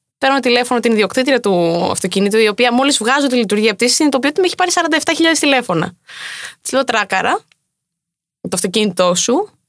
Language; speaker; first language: Greek; native; Greek